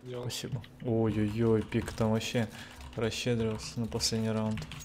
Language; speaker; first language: Russian; native; Russian